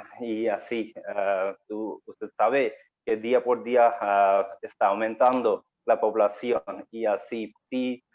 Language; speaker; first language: Spanish; non-native, learner; Bangla